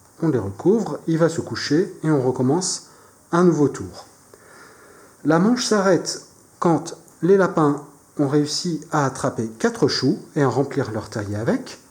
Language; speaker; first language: French; native; French